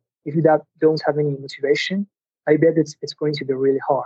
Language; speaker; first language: English; non-native, fluent; Persian